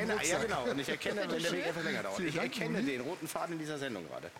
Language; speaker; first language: German; native; German